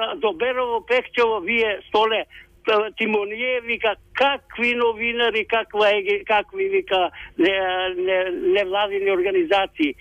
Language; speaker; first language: Macedonian; native; Macedonian